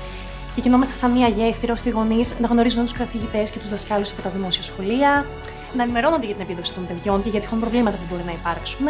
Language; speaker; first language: Greek; native; Greek